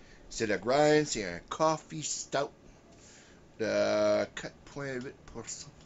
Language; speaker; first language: French; early bilingual, heritage; French